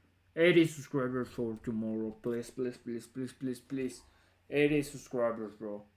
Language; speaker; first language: English; non-native, fluent; Spanish